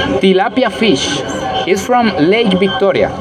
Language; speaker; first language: English; non-native, learner; Spanish